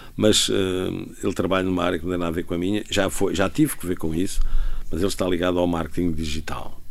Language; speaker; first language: Portuguese; native; Portuguese